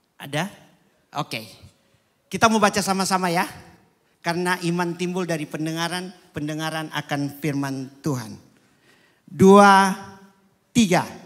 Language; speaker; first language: Indonesian; native; Indonesian